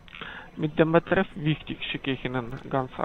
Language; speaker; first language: German; non-native, fluent; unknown